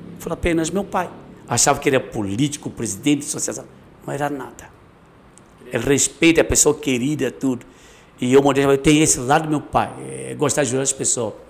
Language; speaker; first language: Portuguese; non-native, fluent; Chinese